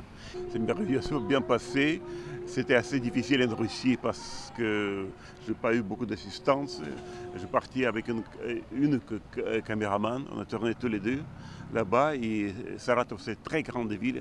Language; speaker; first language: French; non-native, fluent; Russian